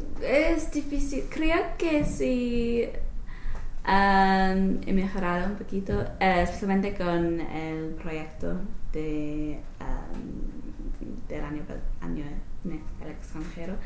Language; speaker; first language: Spanish; non-native, learner; English